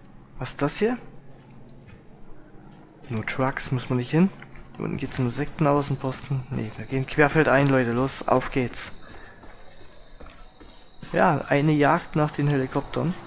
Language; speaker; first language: German; native; German